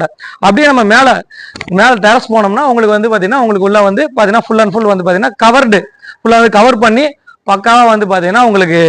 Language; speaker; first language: Tamil; native; Tamil